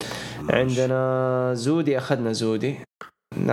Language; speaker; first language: Arabic; native; Arabic